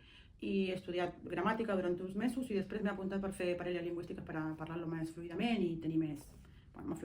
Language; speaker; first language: Catalan; non-native, fluent; Spanish